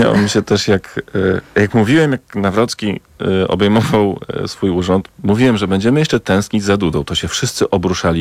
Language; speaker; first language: Polish; native; Polish